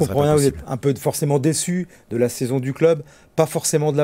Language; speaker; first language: French; native; French